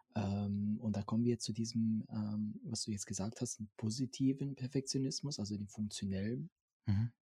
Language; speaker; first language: German; non-native, fluent; French